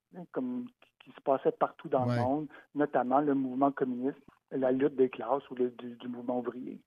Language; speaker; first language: French; native; French